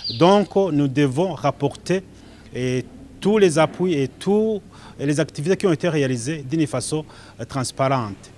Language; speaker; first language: French; non-native, local second language; Rundi